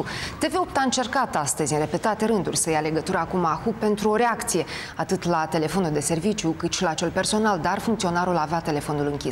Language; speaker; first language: Romanian; native; Romanian